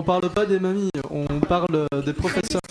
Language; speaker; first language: French; native; French